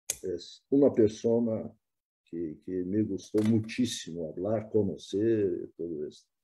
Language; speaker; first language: Spanish; non-native, fluent; Portuguese